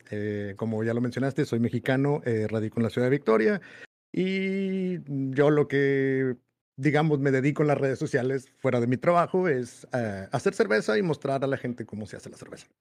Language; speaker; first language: Spanish; native; Spanish